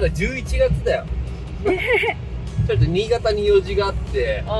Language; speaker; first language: Japanese; native; Japanese